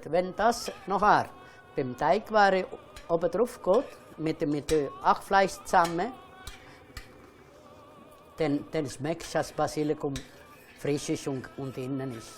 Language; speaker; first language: German; non-native, fluent; Italian